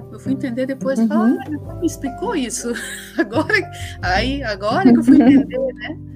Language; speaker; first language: Portuguese; early bilingual, other home language; Spanish